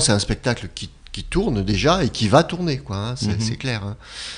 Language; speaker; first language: French; native; French